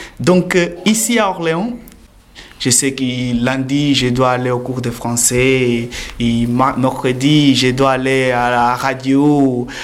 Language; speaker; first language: French; non-native, learner; Portuguese